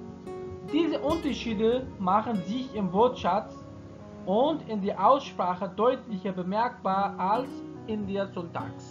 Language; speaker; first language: German; non-native, fluent; Persian